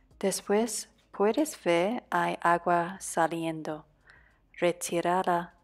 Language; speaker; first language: Spanish; non-native, fluent; Cantonese